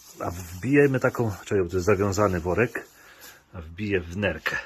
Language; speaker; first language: Polish; native; Polish